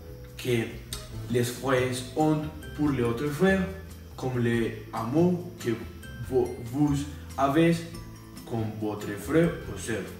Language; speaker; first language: French; non-native, learner; Spanish